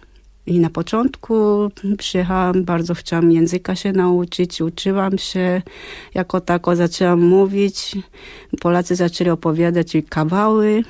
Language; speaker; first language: Polish; non-native, fluent; Japanese